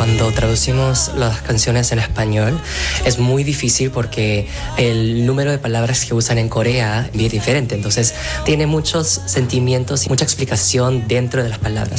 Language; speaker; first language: Spanish; non-native, fluent; Korean